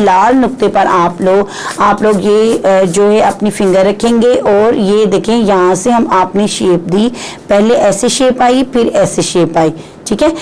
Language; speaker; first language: Urdu; non-native, local second language; Punjabi